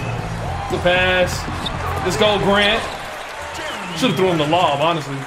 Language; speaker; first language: English; native; English